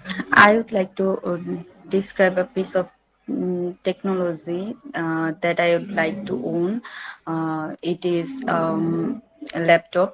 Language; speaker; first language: English; non-native, learner; Bangla